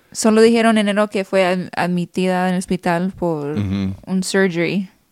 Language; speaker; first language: Spanish; early bilingual, heritage; Spanish